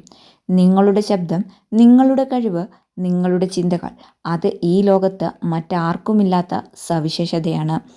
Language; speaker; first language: Malayalam; native; Malayalam